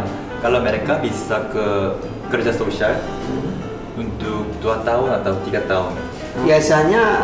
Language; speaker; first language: Indonesian; non-native, fluent; Korean